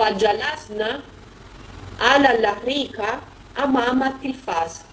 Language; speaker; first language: Arabic; non-native, learner; Italian